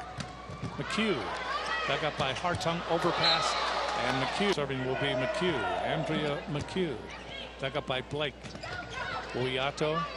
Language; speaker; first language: English; native; English